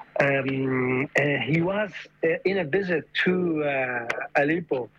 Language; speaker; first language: English; non-native, fluent; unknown